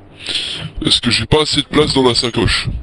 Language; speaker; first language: French; native; French